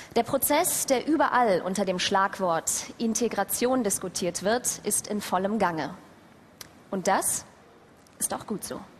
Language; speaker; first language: German; early bilingual, other home language; Turkish